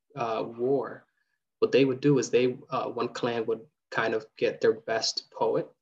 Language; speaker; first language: English; early bilingual, other home language; Somali